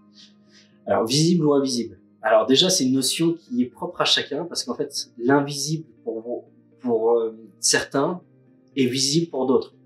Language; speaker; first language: French; native; French